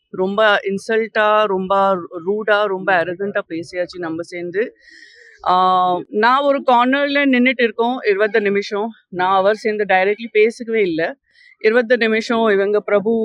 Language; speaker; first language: Tamil; non-native, fluent; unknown